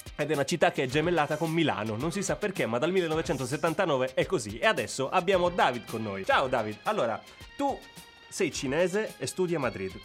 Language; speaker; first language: Italian; native; Italian